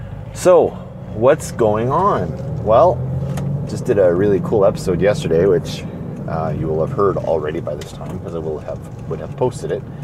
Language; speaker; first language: English; native; English